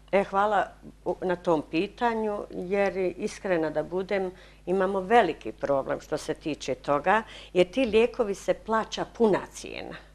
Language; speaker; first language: Bosnian; native; Bosnian